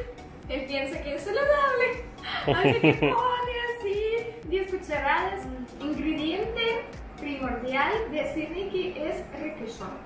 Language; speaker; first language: Spanish; non-native, fluent; Russian